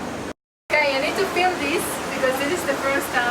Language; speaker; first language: English; non-native, fluent; Italian